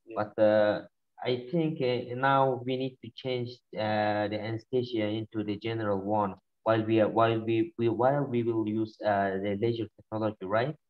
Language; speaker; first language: English; non-native, learner; Mongolian